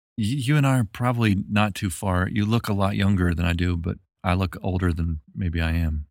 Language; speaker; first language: English; native; English